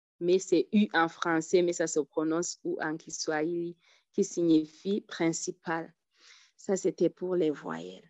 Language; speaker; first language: French; non-native, local second language; Rundi